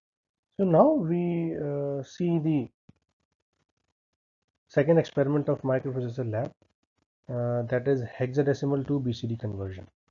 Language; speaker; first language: English; non-native, local second language; Hindi